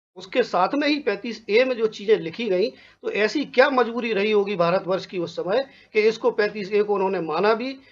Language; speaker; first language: Hindi; native; Hindi